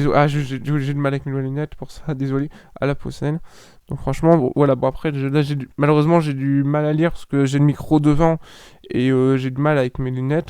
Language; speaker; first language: French; native; French